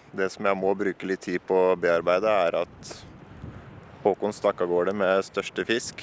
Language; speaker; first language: Norwegian; native; Norwegian